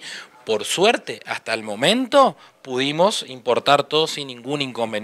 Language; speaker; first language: Spanish; native; Spanish